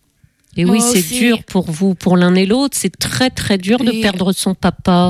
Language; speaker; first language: French; native; French